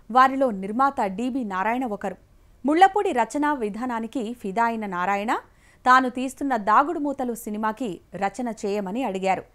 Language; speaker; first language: Telugu; native; Telugu